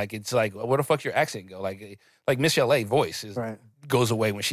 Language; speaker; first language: English; native; English